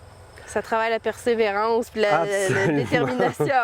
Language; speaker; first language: French; native; French